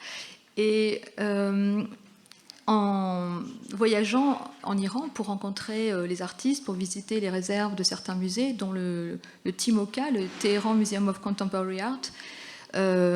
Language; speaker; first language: French; native; French